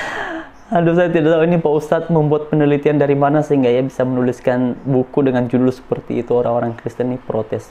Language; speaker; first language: Indonesian; native; Indonesian